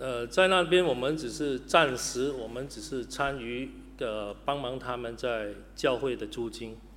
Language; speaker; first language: Chinese; native; Chinese